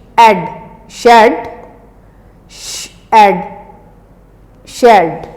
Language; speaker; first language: English; non-native, local second language; Urdu